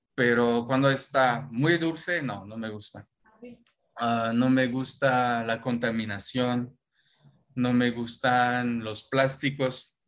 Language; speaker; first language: Spanish; non-native, fluent; French